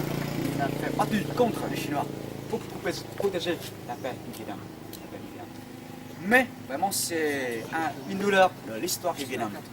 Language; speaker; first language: French; non-native, fluent; Vietnamese